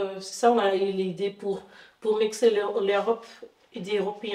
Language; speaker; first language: French; non-native, fluent; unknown